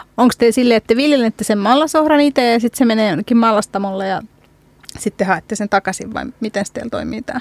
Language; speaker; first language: Finnish; non-native, fluent; Hungarian